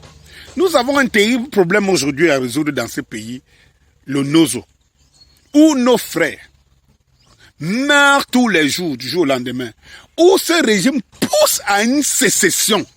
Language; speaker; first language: French; native; French